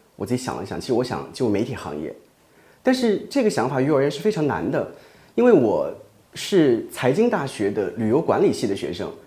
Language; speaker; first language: Chinese; native; Chinese